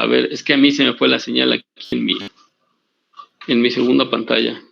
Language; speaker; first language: Spanish; native; Spanish